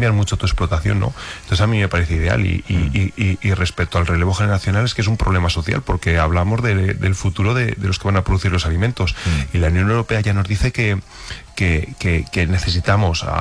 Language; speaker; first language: Spanish; native; Spanish